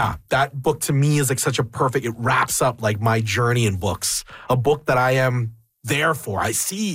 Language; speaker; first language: English; early bilingual, other home language; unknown